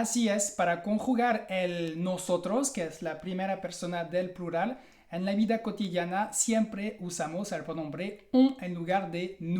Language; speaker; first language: Spanish; non-native, fluent; French